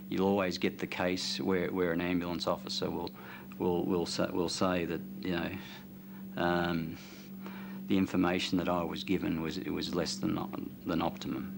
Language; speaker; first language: English; native; English